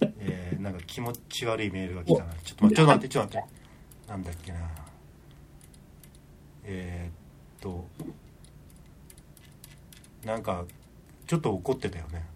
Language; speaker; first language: Japanese; native; Japanese